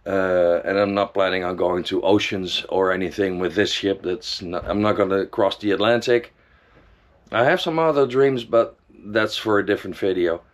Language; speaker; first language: English; non-native, fluent; Dutch